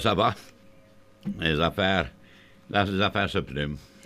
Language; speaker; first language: French; early bilingual, heritage; French